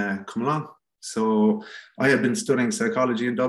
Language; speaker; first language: English; native; English